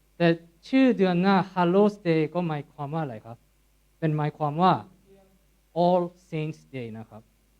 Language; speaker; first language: Thai; non-native, fluent; Korean